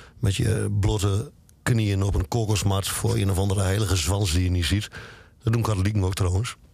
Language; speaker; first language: Dutch; native; Dutch